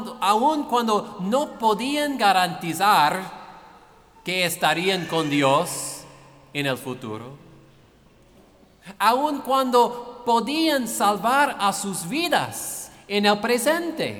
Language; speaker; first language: Spanish; non-native, fluent; English